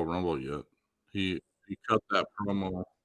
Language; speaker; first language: English; native; English